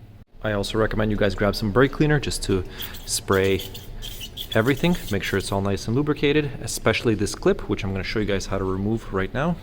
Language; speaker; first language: English; native; English